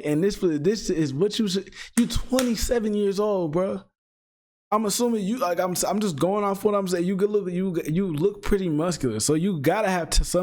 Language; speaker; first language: English; native; English